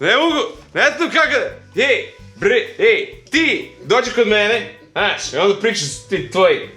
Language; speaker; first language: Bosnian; early bilingual, heritage; English